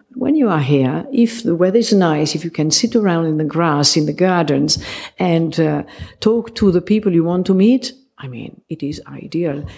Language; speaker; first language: English; non-native, fluent; French